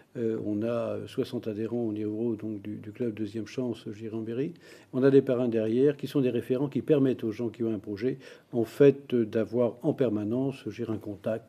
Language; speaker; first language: French; native; French